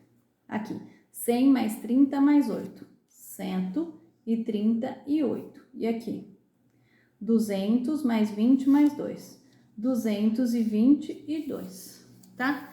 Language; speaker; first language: Portuguese; native; Portuguese